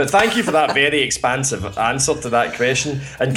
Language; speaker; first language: English; native; English